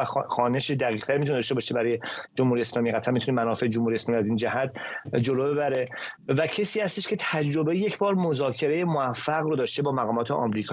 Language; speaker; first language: Persian; native; Persian